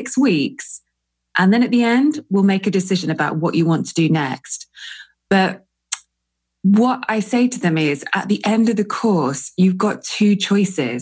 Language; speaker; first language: English; native; English